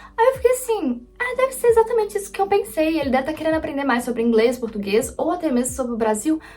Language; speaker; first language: Portuguese; native; Portuguese